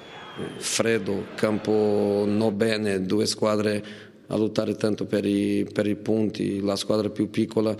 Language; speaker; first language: Italian; non-native, fluent; Portuguese